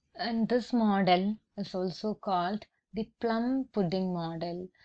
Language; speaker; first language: English; non-native, local second language; Malayalam